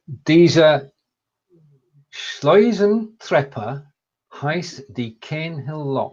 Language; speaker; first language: German; non-native, learner; English